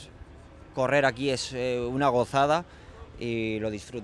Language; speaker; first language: Spanish; native; Spanish